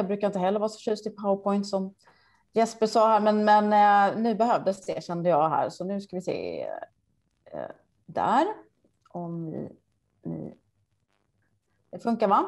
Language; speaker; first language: Swedish; native; Swedish